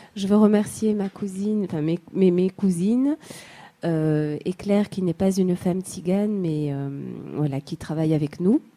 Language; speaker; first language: French; native; French